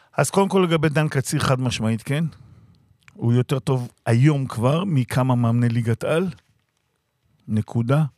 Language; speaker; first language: Hebrew; native; Hebrew